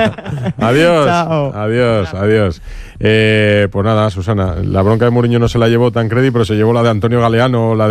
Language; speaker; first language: Spanish; native; Spanish